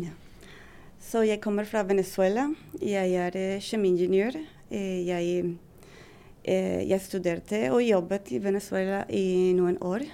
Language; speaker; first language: Norwegian; non-native, fluent; Spanish